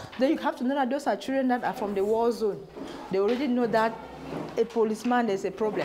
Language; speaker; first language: English; native; English